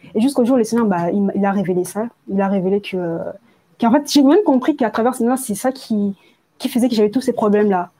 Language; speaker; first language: French; early bilingual, other home language; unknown